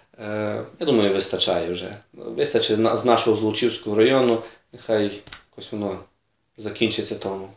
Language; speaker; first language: Ukrainian; native; Ukrainian